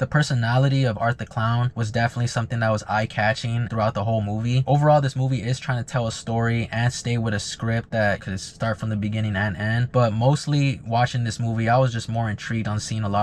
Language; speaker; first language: English; native; English